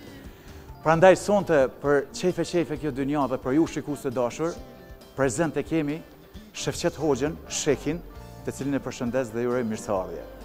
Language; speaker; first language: Albanian; native; Albanian